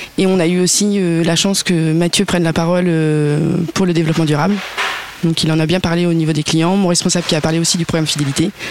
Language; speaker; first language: French; native; French